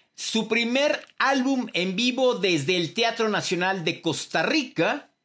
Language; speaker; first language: Spanish; native; Spanish